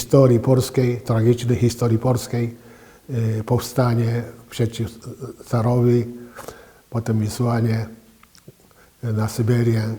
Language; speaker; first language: Polish; non-native, fluent; Japanese